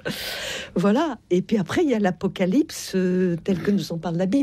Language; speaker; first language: French; native; French